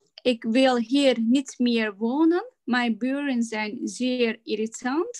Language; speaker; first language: Dutch; non-native, learner; Turkish